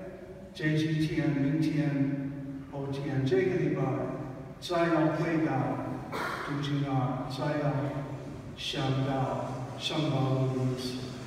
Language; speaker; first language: Chinese; non-native, fluent; English